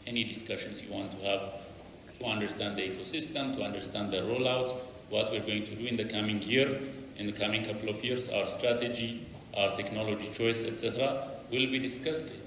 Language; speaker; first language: English; non-native, local second language; Amharic